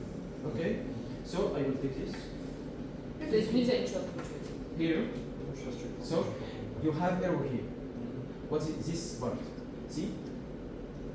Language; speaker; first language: English; non-native, learner; Arabic